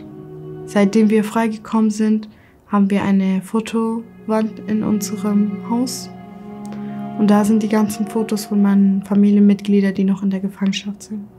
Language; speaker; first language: German; early bilingual, other home language; Kurdish